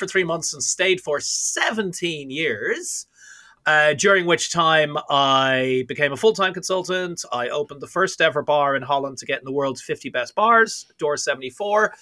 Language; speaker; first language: English; native; English